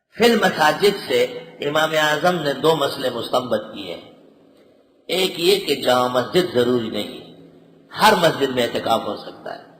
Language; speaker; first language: Urdu; non-native, local second language; Pashto